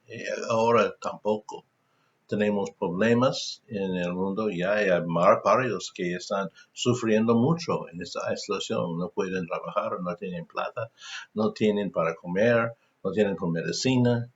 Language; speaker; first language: Spanish; non-native, fluent; English